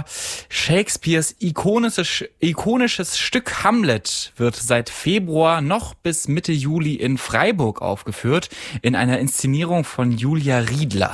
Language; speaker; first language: German; native; German